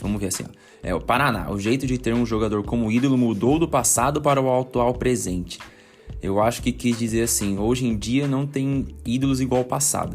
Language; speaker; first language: Portuguese; native; Portuguese